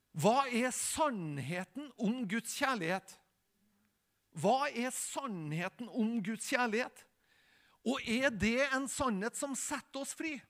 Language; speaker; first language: Norwegian; native; Norwegian